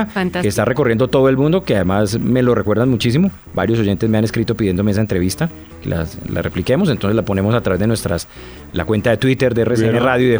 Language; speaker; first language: Spanish; native; Spanish